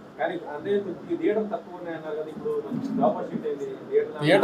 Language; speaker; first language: Telugu; native; Telugu